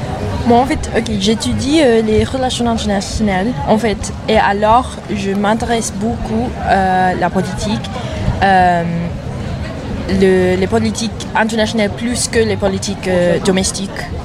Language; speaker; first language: French; non-native, fluent; English